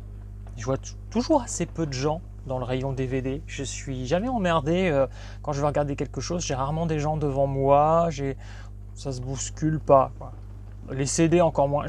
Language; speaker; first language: French; native; French